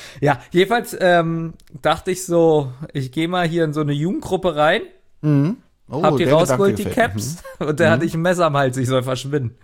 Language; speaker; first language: German; native; German